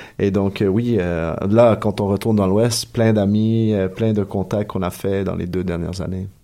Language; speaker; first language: French; early bilingual, other home language; Spanish